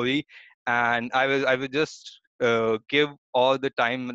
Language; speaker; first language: English; non-native, local second language; Hindi